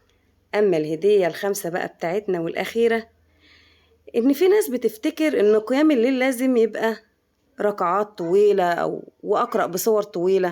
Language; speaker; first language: Arabic; native; Arabic